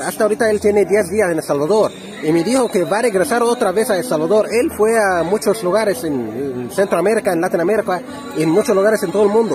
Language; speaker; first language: Spanish; non-native, learner; Arabic